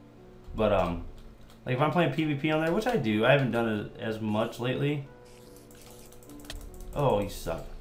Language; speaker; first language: English; native; English